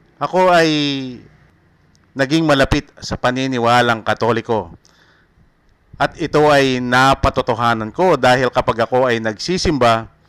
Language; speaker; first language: Filipino; non-native, local second language; Pampanga